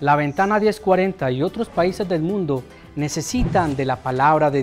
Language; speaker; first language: Spanish; native; Spanish